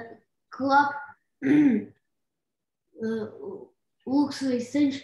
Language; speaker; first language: English; non-native, learner; Russian